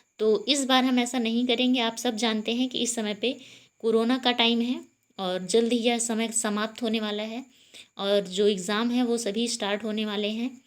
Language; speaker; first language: Hindi; native; Hindi